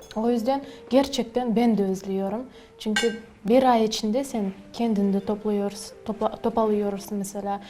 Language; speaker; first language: Turkish; non-native, learner; Kazakh